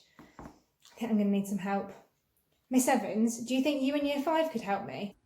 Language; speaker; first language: English; native; English